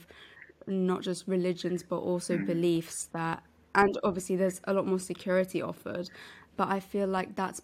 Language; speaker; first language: English; non-native, local second language; Urdu